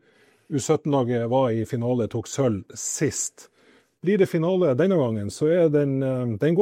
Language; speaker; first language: Norwegian; native; Norwegian